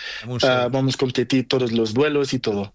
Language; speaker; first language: Spanish; non-native, learner; Portuguese